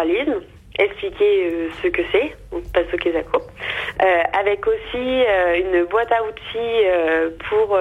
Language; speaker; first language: French; native; French